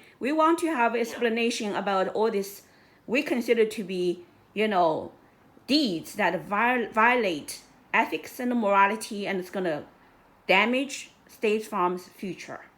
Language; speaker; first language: English; non-native, fluent; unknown